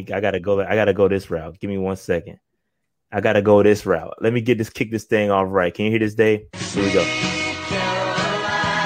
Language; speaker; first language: English; native; English